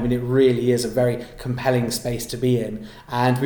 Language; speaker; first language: English; native; English